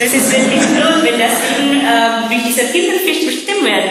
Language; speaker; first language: German; non-native, learner; Indonesian